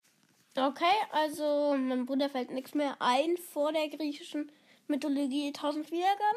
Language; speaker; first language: German; native; German